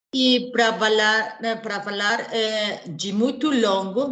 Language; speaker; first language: Portuguese; non-native, learner; Spanish